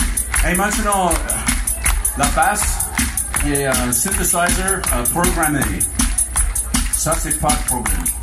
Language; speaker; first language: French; non-native, learner; English